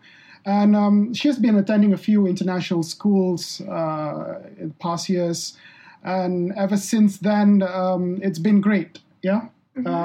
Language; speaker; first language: English; non-native, local second language; Malay